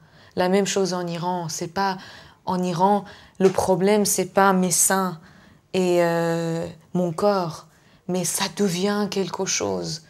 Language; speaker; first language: French; non-native, fluent; Persian